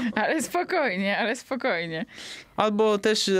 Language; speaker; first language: Polish; native; Polish